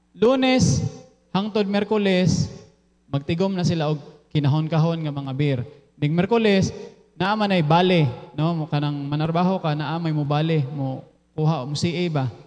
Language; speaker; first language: Cebuano; non-native, local second language; Filipino